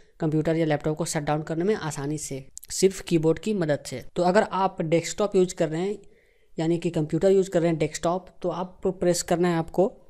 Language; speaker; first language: Hindi; native; Hindi